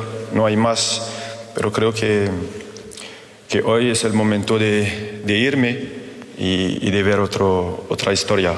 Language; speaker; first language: Spanish; non-native, fluent; French